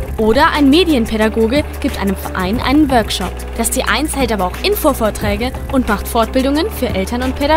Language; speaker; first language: German; native; German